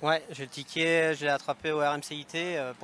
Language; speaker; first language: French; native; French